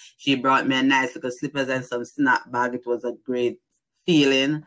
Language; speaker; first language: English; non-native, local second language; Jamaican Creole English